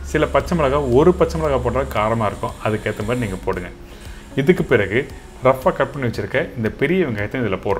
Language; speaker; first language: Tamil; native; Tamil